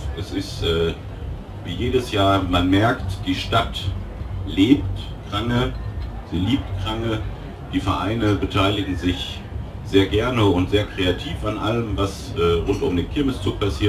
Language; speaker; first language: German; native; German